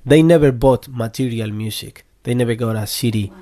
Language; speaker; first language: English; non-native, fluent; Spanish